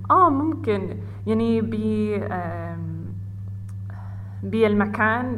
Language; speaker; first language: Arabic; non-native, learner; English